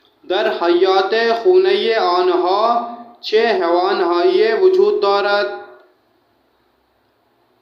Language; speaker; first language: Persian; non-native, fluent; Urdu